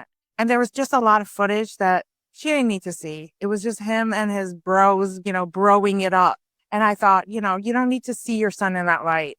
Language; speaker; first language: English; early bilingual, other home language; Persian